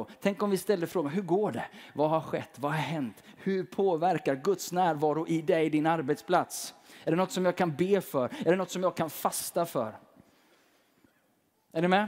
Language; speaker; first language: Swedish; native; Swedish